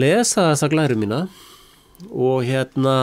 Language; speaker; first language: Icelandic; native; Icelandic